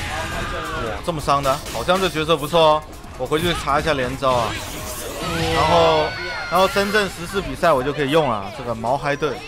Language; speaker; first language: Chinese; native; Chinese